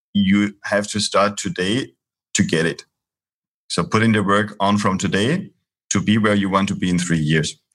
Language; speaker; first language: English; non-native, fluent; German